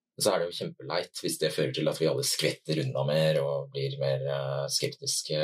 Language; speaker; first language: Norwegian; native; Norwegian